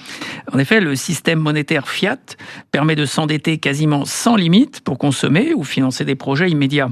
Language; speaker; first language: French; native; French